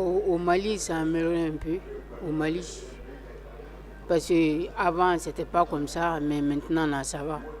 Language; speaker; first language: French; non-native, local second language; Bambara